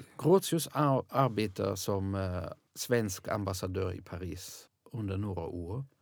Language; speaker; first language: Swedish; non-native, fluent; German